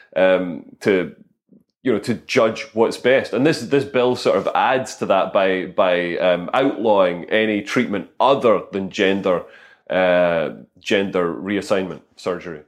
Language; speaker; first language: English; native; English